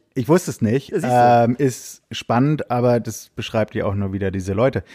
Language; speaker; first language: German; native; German